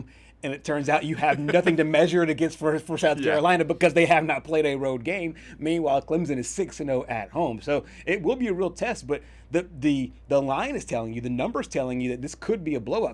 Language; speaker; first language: English; native; English